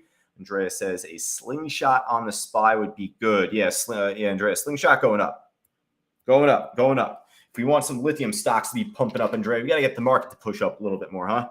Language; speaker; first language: English; native; English